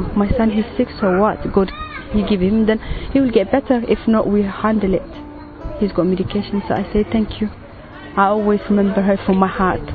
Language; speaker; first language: English; non-native, fluent; Tigrinya